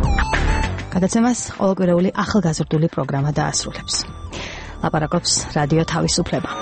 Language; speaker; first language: Georgian; native; Georgian